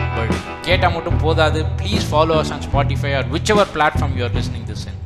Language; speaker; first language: English; non-native, local second language; Tamil